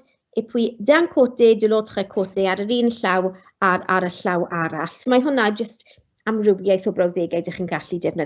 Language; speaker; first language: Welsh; non-native, local second language; English